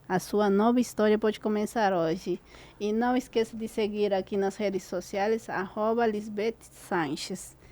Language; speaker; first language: Portuguese; non-native, fluent; Spanish